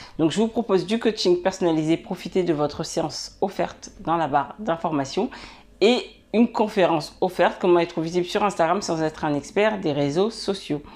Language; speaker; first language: French; native; French